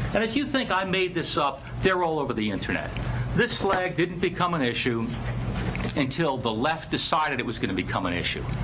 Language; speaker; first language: English; native; English